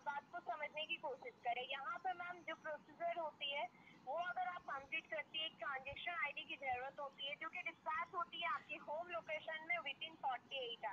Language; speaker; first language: Hindi; native; Hindi